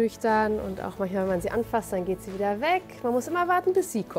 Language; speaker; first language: German; native; German